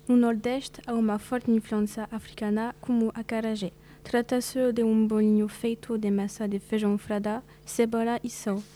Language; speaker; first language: Portuguese; non-native, learner; French